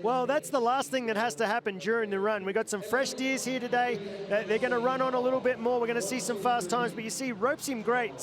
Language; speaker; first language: English; native; English